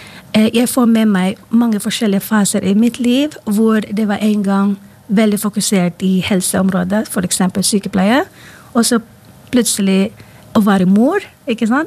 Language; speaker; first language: Norwegian; non-native, fluent; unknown